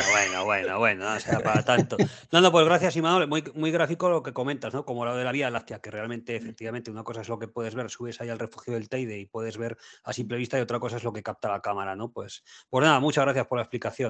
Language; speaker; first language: Spanish; native; Spanish